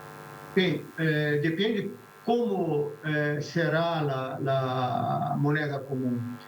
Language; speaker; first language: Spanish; non-native, fluent; Portuguese